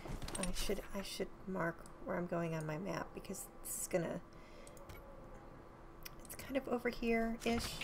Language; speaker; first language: English; native; English